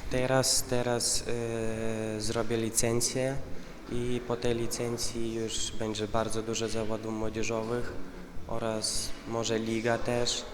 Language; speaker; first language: Polish; non-native, fluent; Russian